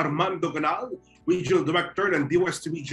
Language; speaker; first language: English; non-native, local second language; Filipino